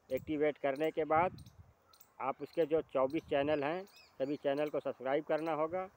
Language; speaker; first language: Hindi; native; Hindi